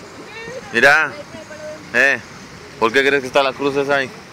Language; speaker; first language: Spanish; native; Spanish